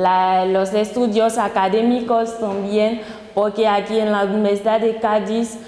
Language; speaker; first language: Spanish; non-native, learner; French